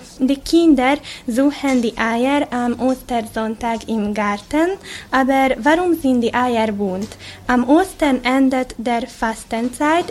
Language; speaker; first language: German; non-native, learner; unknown